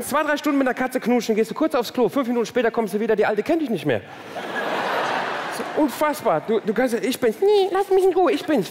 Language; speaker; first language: German; early bilingual, other home language; Turkish